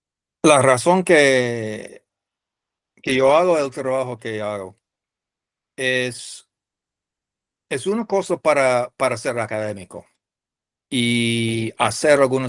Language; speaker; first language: Spanish; non-native, fluent; English